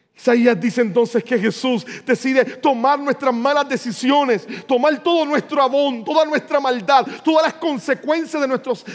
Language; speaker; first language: Spanish; native; Spanish